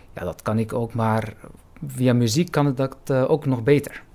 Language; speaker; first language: Dutch; non-native, fluent; Arabic